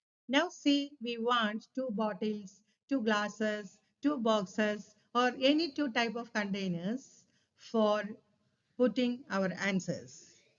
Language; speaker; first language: English; non-native, local second language; Malayalam